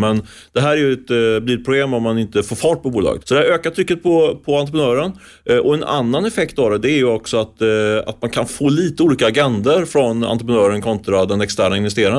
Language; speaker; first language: Swedish; native; Swedish